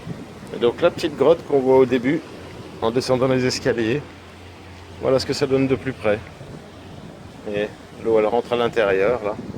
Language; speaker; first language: French; native; French